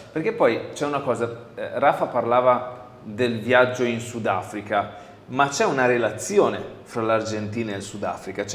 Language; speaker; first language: Italian; native; Italian